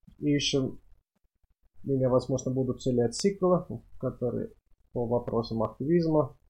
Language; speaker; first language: Russian; non-native, fluent; Finnish